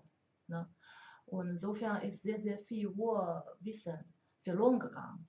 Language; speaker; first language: German; non-native, learner; Chinese